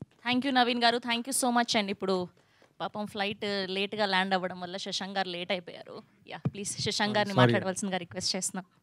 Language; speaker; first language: Telugu; native; Telugu